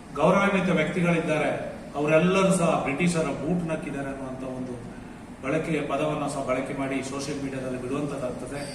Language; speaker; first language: Kannada; non-native, local second language; Kodava